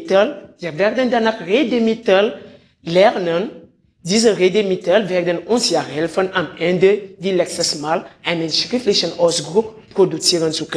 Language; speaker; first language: German; non-native, fluent; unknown